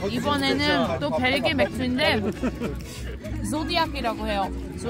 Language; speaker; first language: Korean; non-native, fluent; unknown